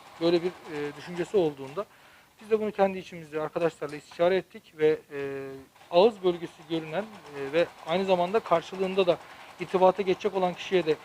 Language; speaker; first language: Turkish; native; Turkish